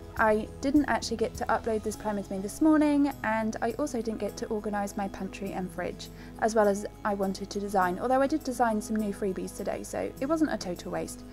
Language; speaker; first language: English; native; English